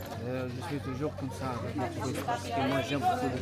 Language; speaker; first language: French; non-native, learner; Arabic